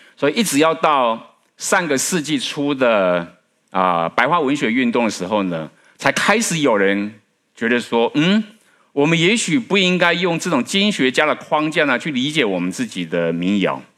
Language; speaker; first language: Chinese; native; Chinese